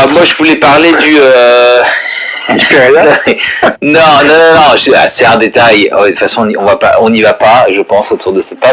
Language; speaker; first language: French; native; French